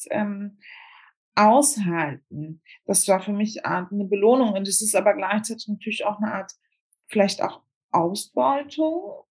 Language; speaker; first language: German; early bilingual, other home language; Turkish